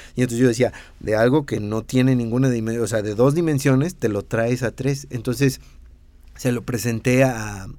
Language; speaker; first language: Spanish; native; Spanish